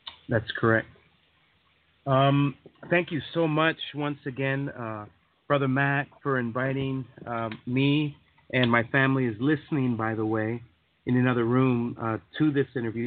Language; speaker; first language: English; native; English